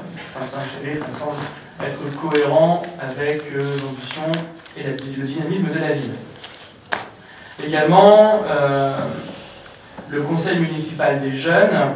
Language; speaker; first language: French; native; French